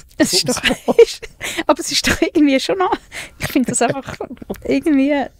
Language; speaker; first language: German; native; German